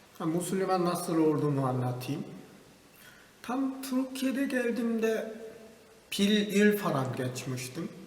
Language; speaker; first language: Turkish; non-native, learner; Korean